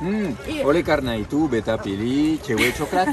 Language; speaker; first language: Indonesian; non-native, fluent; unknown